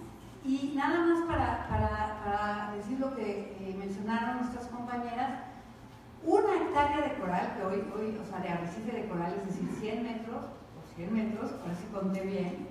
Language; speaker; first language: Spanish; native; Spanish